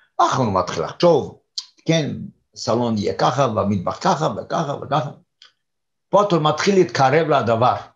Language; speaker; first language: Hebrew; non-native, fluent; English